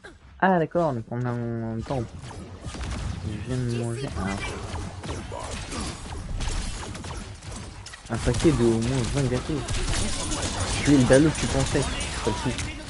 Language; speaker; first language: French; native; French